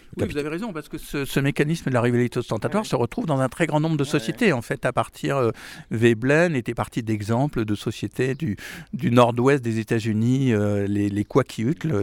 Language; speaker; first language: French; native; French